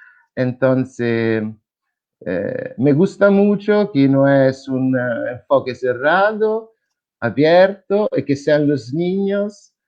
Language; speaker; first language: Spanish; non-native, fluent; Italian